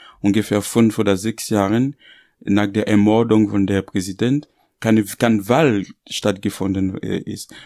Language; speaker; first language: German; non-native, fluent; Haitian Creole